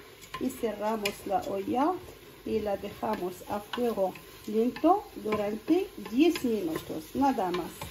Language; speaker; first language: Spanish; non-native, fluent; Arabic